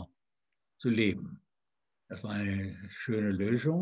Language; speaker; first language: German; native; German